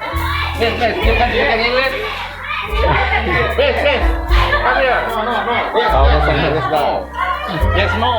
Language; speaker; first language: English; non-native, learner; Indonesian